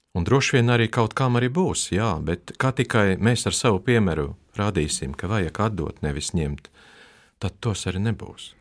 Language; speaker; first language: Latvian; non-native, local second language; Russian